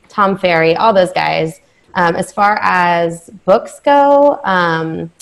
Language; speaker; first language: English; native; English